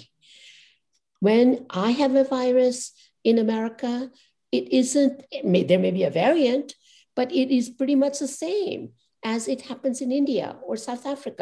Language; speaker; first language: English; non-native, local second language; Gujarati